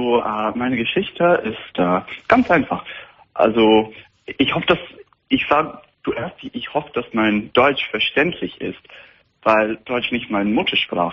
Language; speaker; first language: German; non-native, fluent; English